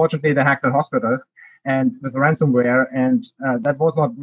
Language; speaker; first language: English; non-native, fluent; German